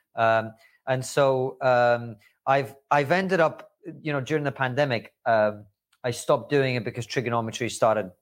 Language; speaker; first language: English; early bilingual, other home language; Russian